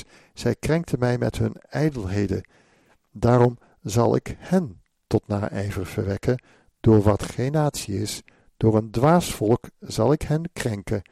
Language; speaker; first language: Dutch; native; Dutch